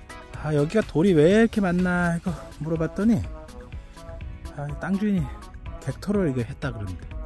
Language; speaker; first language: Korean; native; Korean